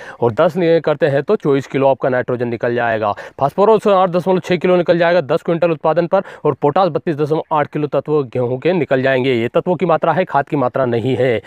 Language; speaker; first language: Hindi; native; Hindi